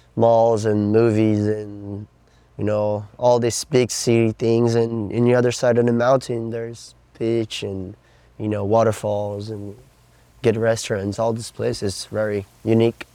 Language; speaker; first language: English; non-native, fluent; Portuguese